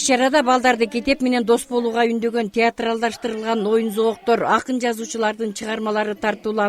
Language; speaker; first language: Kyrgyz; native; Kyrgyz